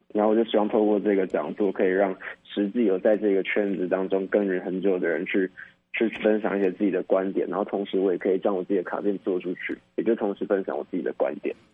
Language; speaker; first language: Chinese; native; Chinese